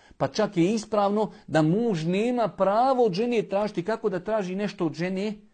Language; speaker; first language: Bosnian; native; Bosnian